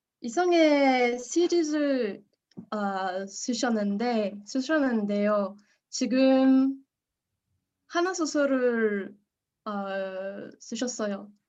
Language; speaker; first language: Korean; non-native, learner; French